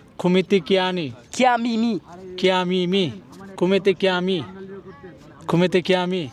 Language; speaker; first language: Italian; non-native, learner; Bangla